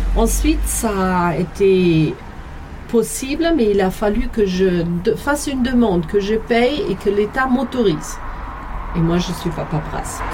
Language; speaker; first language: French; non-native, fluent; German